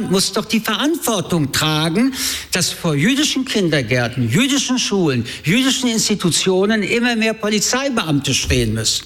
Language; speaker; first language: German; early bilingual, other home language; French